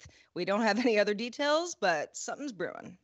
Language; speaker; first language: English; native; English